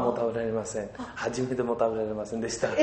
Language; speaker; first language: Japanese; non-native, learner; Bangla